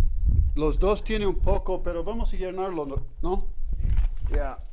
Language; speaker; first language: Spanish; non-native, learner; English